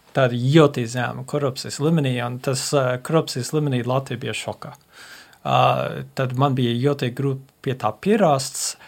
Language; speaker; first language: Latvian; early bilingual, heritage; Latvian